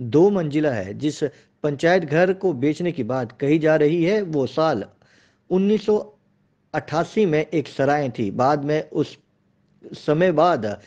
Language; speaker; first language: Hindi; native; Hindi